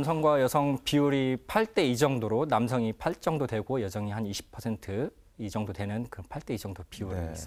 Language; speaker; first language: Korean; native; Korean